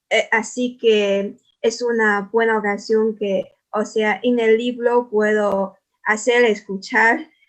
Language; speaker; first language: Spanish; non-native, fluent; Chinese